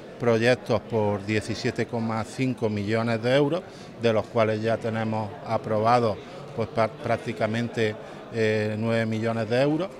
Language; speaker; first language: Spanish; native; Spanish